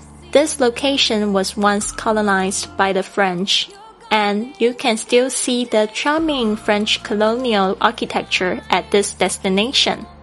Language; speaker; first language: English; non-native, fluent; Chinese